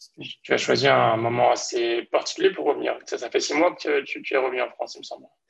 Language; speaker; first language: French; native; French